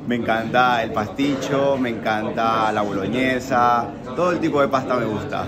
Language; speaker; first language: Spanish; native; Spanish